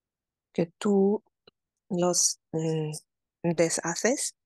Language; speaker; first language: Spanish; non-native, fluent; German